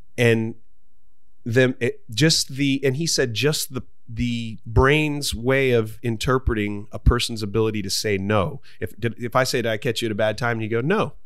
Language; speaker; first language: English; native; English